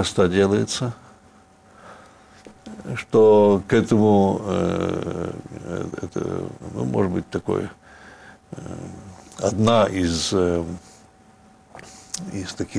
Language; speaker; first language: Russian; early bilingual, heritage; Russian